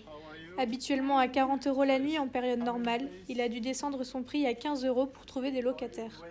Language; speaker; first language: French; native; French